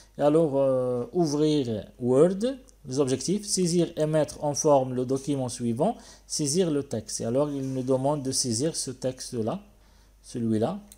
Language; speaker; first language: French; non-native, local second language; Arabic